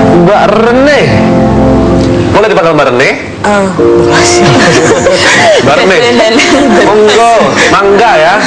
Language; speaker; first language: Indonesian; native; Indonesian